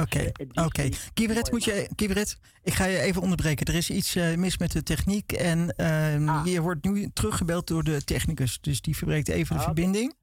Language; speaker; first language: Dutch; native; Dutch